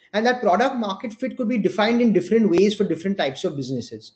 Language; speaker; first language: English; non-native, local second language; Gujarati